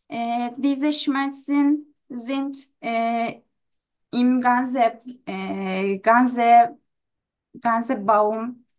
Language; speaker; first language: German; non-native, learner; Turkish